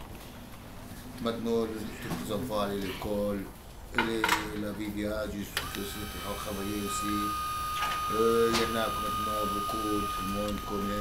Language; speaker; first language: French; non-native, learner; Arabic